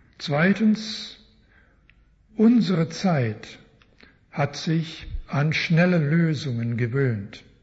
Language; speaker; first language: German; early bilingual, heritage; German